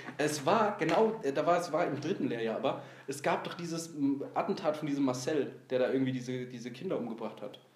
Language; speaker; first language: German; native; German